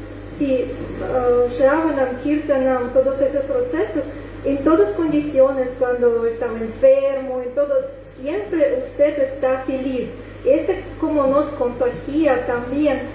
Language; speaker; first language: Spanish; non-native, fluent; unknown